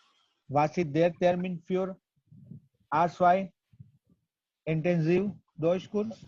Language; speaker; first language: German; non-native, learner; Gujarati